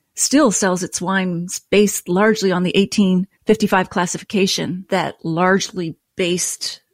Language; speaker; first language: English; native; English